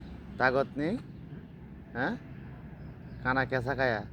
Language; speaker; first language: Hindi; non-native, learner; Bangla